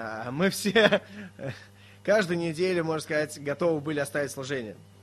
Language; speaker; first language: Russian; native; Russian